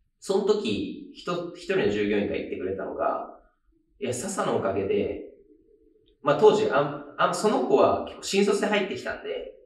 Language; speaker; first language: Japanese; native; Japanese